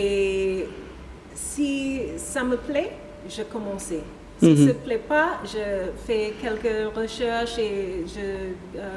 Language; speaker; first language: French; non-native, learner; English